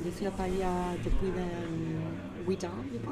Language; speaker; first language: French; non-native, learner; Spanish